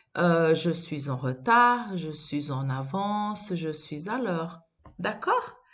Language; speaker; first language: French; non-native, fluent; Portuguese